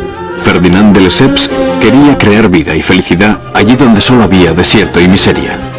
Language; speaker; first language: Spanish; native; Spanish